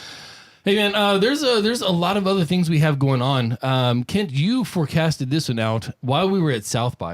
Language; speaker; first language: English; native; English